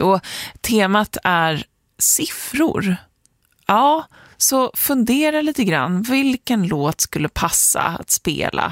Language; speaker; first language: Swedish; native; Swedish